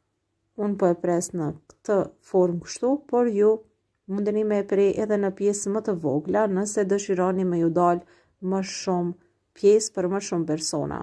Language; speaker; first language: Albanian; native; Albanian